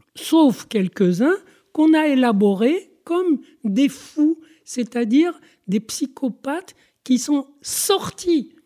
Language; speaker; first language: French; non-native, local second language; Arabic